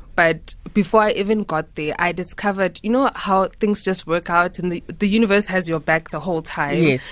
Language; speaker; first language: English; non-native, local second language; Tswana